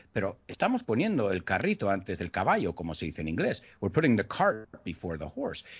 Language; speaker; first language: Spanish; early bilingual, heritage; Spanish